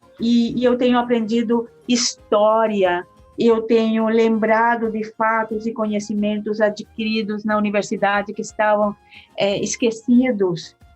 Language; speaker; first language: Portuguese; early bilingual, heritage; Portuguese